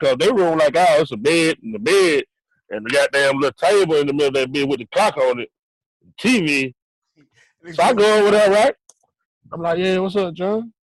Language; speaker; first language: English; native; English